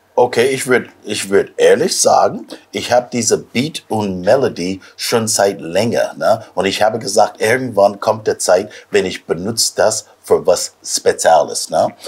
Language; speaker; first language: German; non-native, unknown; English